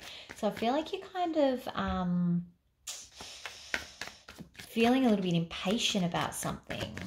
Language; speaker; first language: English; native; English